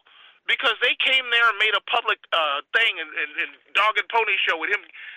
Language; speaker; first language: English; native; English